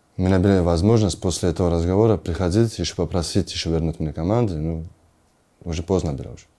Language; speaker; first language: Russian; non-native, learner; Georgian